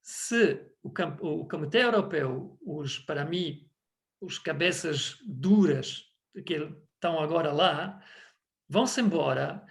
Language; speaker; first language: Portuguese; non-native, fluent; German